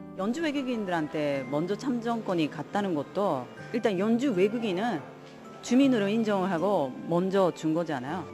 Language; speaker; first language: Korean; early bilingual, heritage; Korean